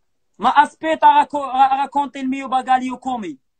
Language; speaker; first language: Italian; non-native, learner; Arabic